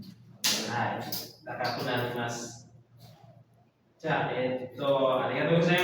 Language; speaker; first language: Japanese; non-native, fluent; Indonesian